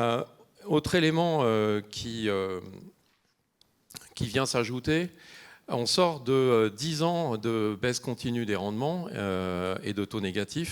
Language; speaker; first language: French; native; French